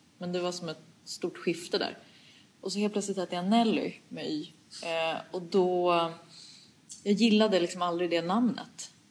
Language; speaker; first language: Swedish; early bilingual, other home language; Persian